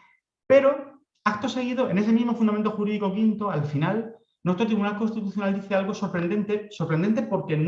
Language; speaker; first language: Spanish; native; Spanish